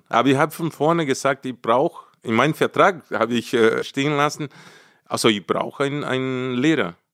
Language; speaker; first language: German; non-native, fluent; Portuguese